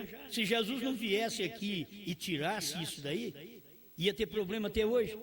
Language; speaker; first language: Portuguese; native; Portuguese